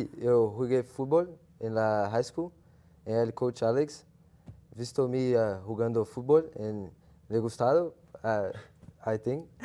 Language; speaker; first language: Spanish; non-native, learner; Portuguese